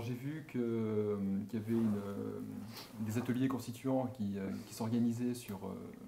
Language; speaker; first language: French; native; French